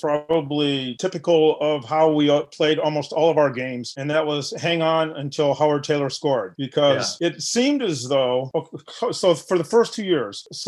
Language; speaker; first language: English; native; English